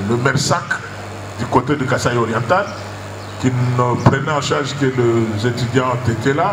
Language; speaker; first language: French; non-native, local second language; Luba-Lulua